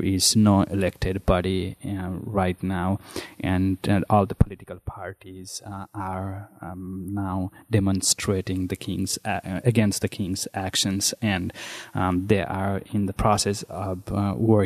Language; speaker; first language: English; non-native, fluent; Nepali